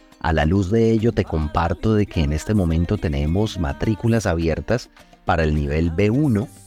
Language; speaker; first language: Spanish; native; Spanish